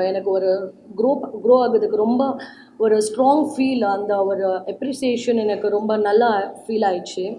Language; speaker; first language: Tamil; non-native, learner; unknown